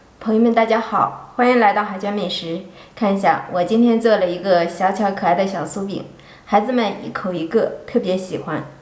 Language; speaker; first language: Chinese; native; Chinese